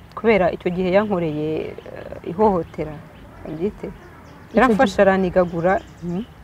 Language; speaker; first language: Kinyarwanda; early bilingual, other home language; Rundi